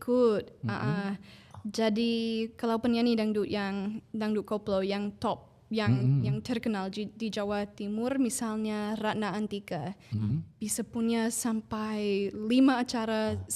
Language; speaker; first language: Indonesian; non-native, fluent; English